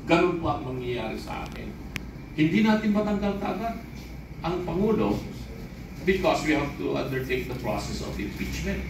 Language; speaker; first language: Filipino; non-native, local second language; Iloko